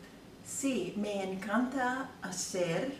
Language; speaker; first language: Spanish; non-native, learner; English